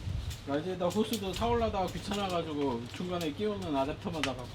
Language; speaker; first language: Korean; native; Korean